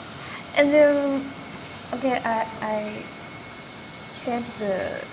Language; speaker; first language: English; non-native, learner; Chinese